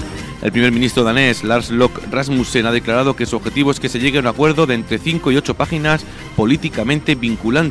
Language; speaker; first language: Spanish; native; Spanish